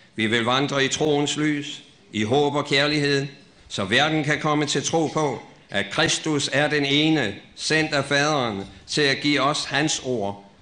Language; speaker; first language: Danish; native; Danish